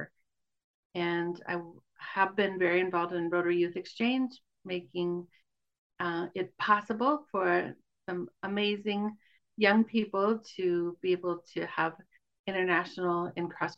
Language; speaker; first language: English; native; English